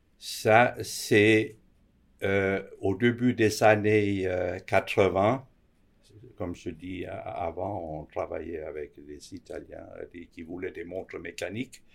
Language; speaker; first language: French; non-native, fluent; Danish